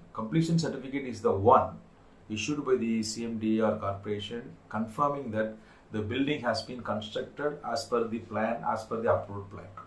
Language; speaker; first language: English; non-native, local second language; Tamil